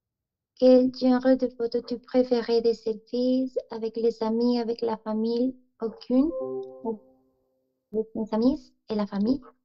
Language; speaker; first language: French; non-native, learner; Spanish